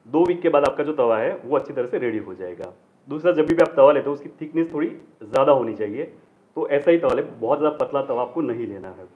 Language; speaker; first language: Hindi; non-native, local second language; Gujarati